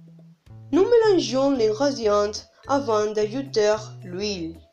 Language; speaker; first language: French; non-native, learner; Spanish